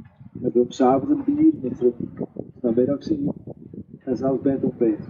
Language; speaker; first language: Dutch; native; Dutch